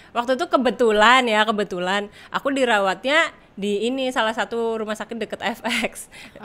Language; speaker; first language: Indonesian; native; Indonesian